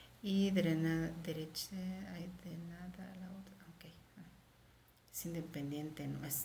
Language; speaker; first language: Spanish; native; Spanish